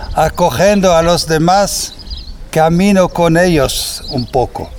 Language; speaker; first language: Spanish; non-native, fluent; French